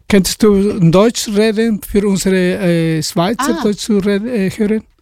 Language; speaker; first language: German; non-native, learner; Spanish